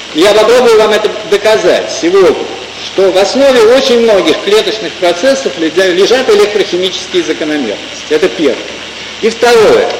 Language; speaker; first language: Russian; native; Russian